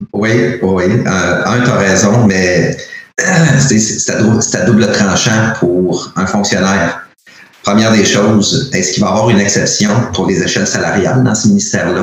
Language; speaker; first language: French; native; French